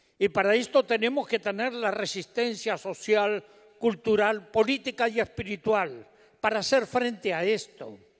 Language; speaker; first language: Spanish; native; Spanish